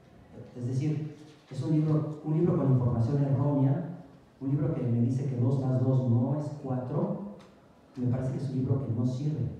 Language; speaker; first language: Spanish; native; Spanish